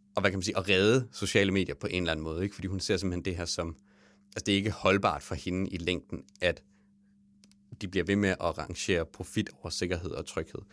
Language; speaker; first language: Danish; native; Danish